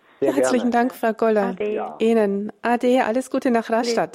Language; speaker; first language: German; native; German